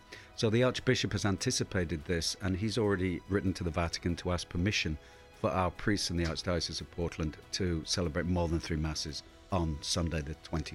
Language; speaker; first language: English; native; English